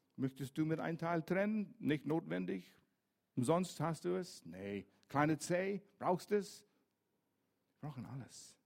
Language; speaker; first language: German; non-native, fluent; English